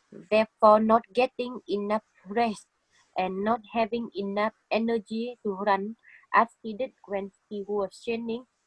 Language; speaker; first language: English; non-native, learner; Vietnamese